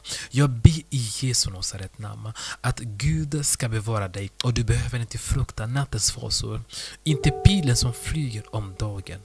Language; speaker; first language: Swedish; non-native, fluent; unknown